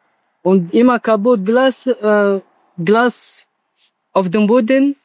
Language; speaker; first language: German; non-native, learner; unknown